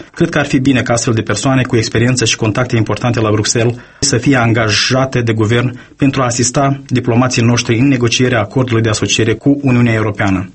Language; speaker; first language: Romanian; native; Romanian